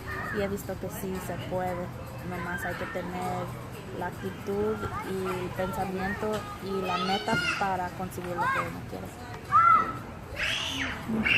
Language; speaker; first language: Spanish; early bilingual, other home language; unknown